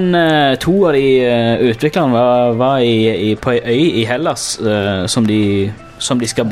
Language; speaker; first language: Norwegian; native; Norwegian